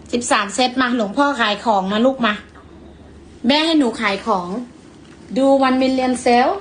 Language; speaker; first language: Thai; native; Thai